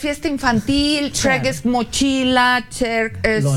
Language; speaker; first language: Spanish; native; Spanish